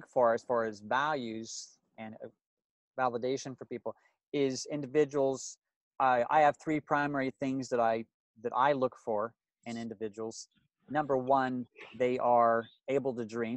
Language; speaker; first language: English; native; English